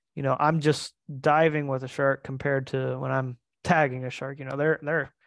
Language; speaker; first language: English; native; English